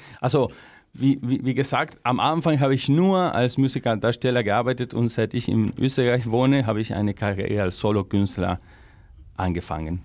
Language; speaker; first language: German; non-native, fluent; Spanish